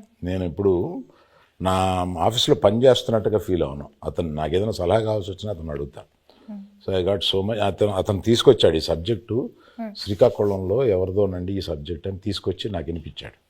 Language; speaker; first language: Telugu; native; Telugu